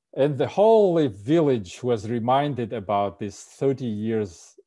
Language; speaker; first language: English; non-native, fluent; Russian